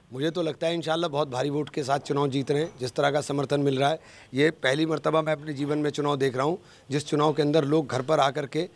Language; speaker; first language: Hindi; native; Hindi